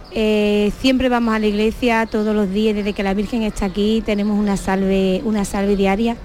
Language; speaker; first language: Spanish; native; Spanish